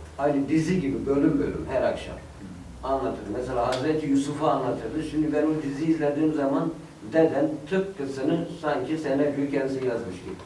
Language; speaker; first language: Turkish; native; Turkish